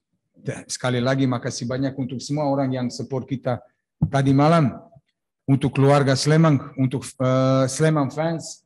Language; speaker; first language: Indonesian; non-native, fluent; Serbian